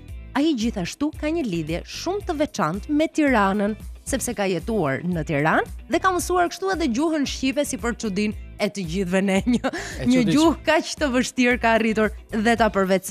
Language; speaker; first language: Albanian; native; Albanian